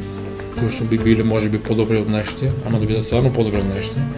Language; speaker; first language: Macedonian; native; Macedonian